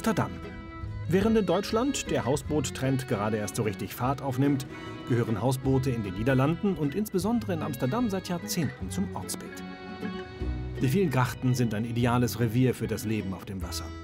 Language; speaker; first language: German; native; German